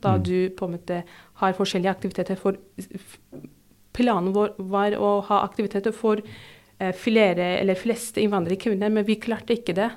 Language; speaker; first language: Norwegian; non-native, fluent; Turkish